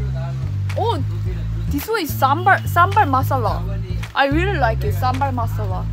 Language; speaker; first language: English; non-native, learner; Korean